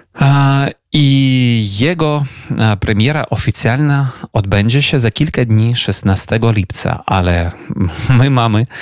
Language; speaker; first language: Polish; non-native, fluent; Ukrainian